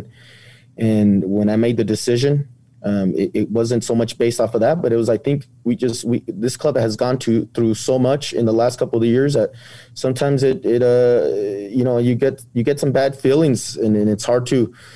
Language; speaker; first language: English; native; English